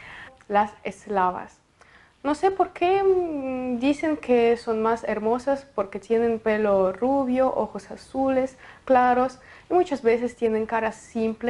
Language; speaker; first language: Spanish; non-native, fluent; Russian